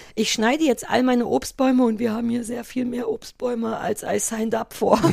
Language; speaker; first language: German; native; German